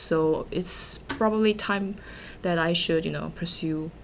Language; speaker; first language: English; non-native, fluent; Korean